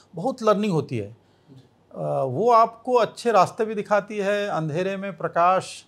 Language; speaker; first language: Hindi; native; Hindi